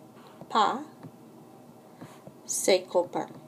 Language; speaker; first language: French; non-native, fluent; English